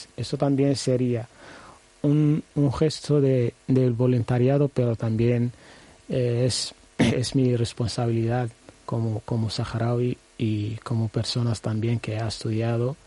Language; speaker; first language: Spanish; non-native, learner; Arabic